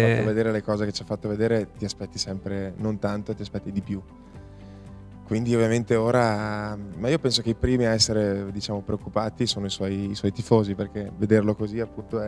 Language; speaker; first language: Italian; native; Italian